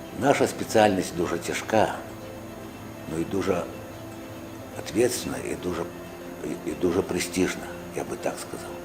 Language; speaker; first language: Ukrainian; non-native, local second language; Russian